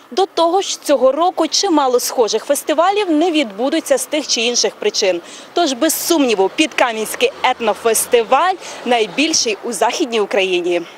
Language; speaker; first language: Ukrainian; native; Ukrainian